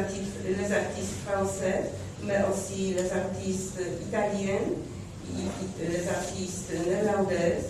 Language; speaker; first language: French; non-native, fluent; Polish